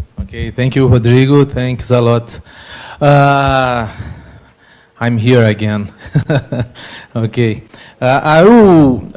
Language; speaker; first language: English; non-native, learner; Portuguese